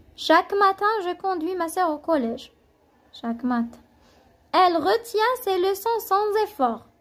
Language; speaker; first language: French; non-native, local second language; Arabic